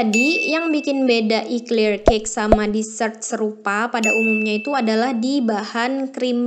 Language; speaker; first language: Indonesian; native; Indonesian